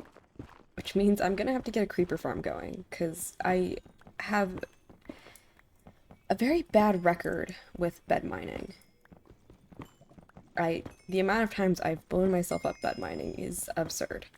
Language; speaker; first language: English; native; English